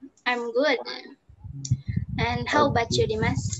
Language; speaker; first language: English; non-native, learner; Indonesian